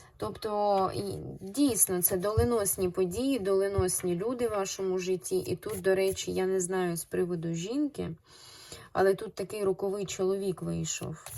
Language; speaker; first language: Ukrainian; non-native, local second language; Russian